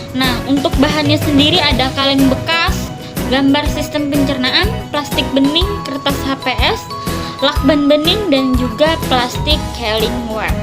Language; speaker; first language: Indonesian; native; Indonesian